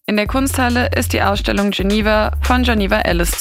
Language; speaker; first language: German; native; German